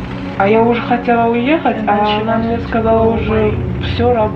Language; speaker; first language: Russian; non-native, local second language; Uzbek